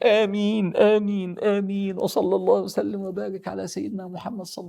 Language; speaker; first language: Arabic; native; Arabic